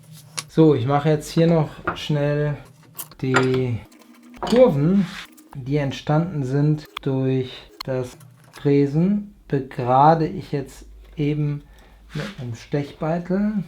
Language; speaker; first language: German; native; German